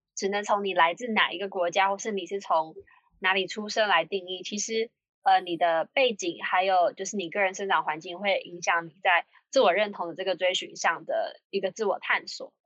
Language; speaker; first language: Chinese; native; Chinese